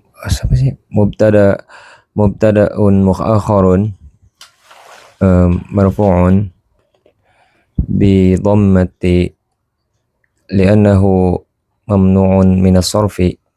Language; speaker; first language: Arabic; non-native, learner; Indonesian